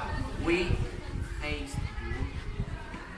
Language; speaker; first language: German; non-native, learner; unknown